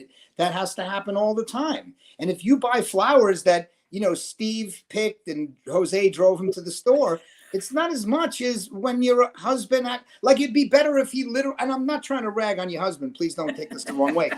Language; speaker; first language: English; native; English